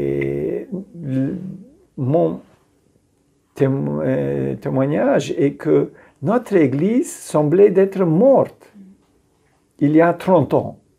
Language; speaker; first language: French; non-native, fluent; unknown